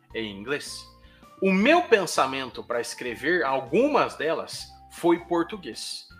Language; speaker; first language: Portuguese; native; Portuguese